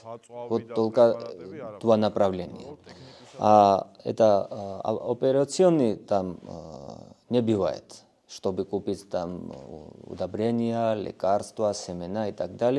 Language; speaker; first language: Russian; non-native, fluent; Georgian